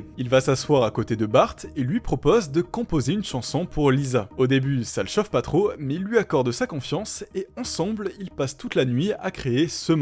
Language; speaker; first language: French; native; French